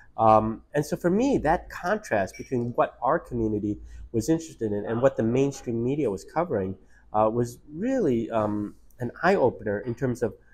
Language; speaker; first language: English; native; English